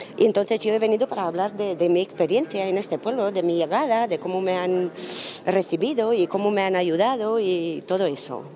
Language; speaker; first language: Spanish; non-native, fluent; Romanian